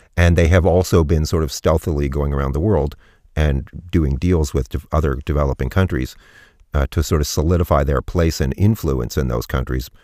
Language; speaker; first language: English; native; English